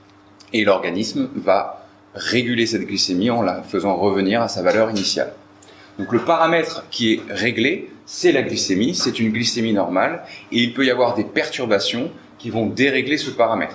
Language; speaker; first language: French; native; French